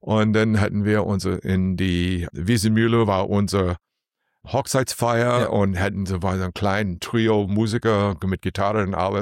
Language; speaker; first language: German; non-native, learner; English